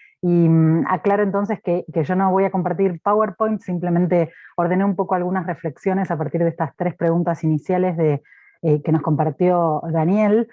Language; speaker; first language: Spanish; native; Spanish